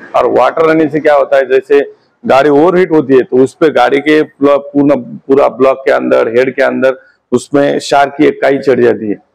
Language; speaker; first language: Hindi; non-native, local second language; Marathi